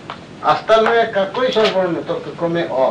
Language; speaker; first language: Russian; non-native, learner; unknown